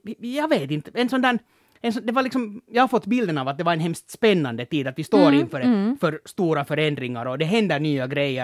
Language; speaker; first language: Swedish; native; Swedish